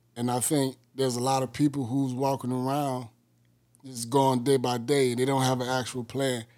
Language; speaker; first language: English; native; English